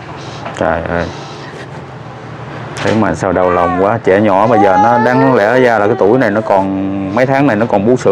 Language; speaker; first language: Vietnamese; native; Vietnamese